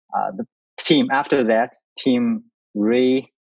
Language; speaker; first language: English; non-native, learner; Chinese